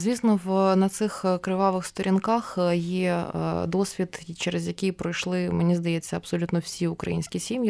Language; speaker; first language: Ukrainian; native; Ukrainian